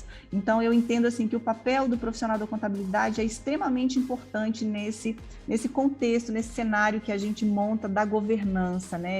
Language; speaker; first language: Portuguese; native; Portuguese